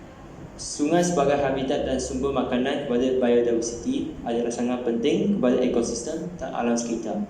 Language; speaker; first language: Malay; non-native, local second language; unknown